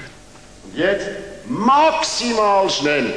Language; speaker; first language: German; non-native, fluent; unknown